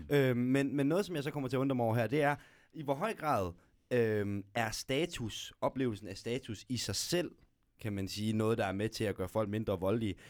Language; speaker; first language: Danish; native; Danish